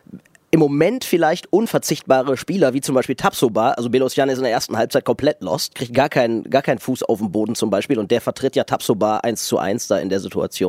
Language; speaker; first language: German; native; German